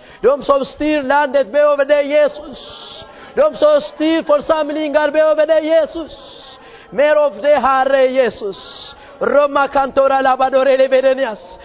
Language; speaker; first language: Swedish; non-native, fluent; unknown